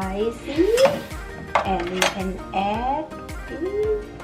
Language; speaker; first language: English; non-native, learner; Thai